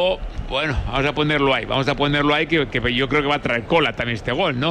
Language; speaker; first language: Spanish; native; Spanish